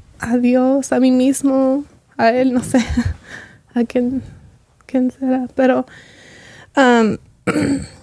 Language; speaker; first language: Spanish; early bilingual, heritage; Spanish